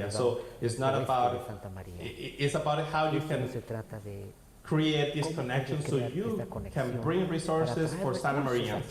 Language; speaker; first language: English; non-native, fluent; Spanish